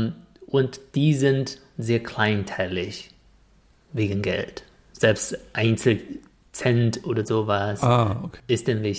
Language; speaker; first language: German; non-native, fluent; Chinese